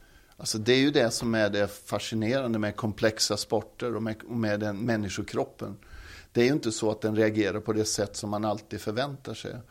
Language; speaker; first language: Swedish; native; Swedish